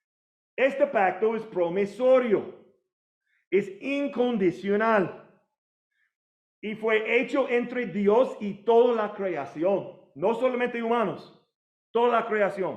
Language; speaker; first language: Spanish; non-native, learner; English